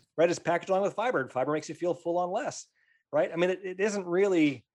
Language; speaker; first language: English; native; English